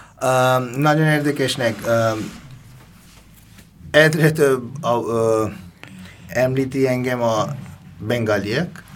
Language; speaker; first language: Hungarian; non-native, fluent; Bangla